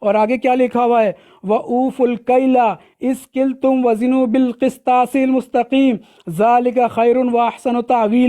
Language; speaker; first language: Urdu; native; Urdu